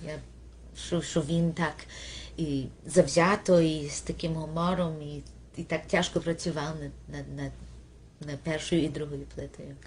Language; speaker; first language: Ukrainian; early bilingual, heritage; Ukrainian